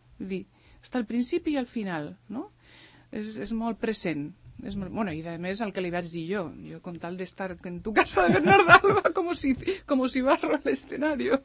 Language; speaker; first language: Catalan; early bilingual, other home language; Spanish